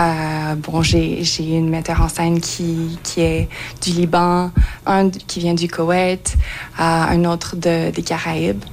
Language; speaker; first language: French; native; French